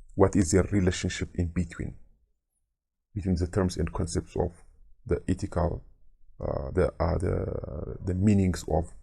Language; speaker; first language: English; non-native, local second language; Amharic